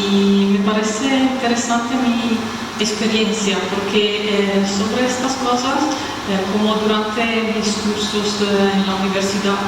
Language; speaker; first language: Spanish; non-native, fluent; Italian